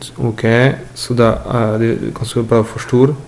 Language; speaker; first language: Norwegian; non-native, learner; French